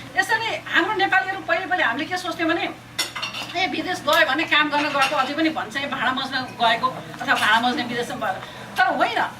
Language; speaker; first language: Nepali; native; Nepali